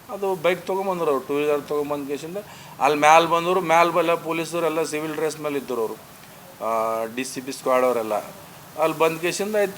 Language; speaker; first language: Kannada; native; Kannada